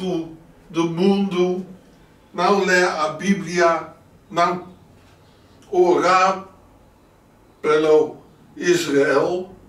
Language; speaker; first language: Portuguese; non-native, learner; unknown